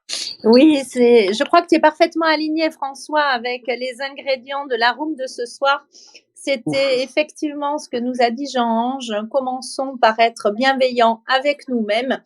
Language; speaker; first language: French; native; French